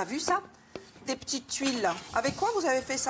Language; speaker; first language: French; native; French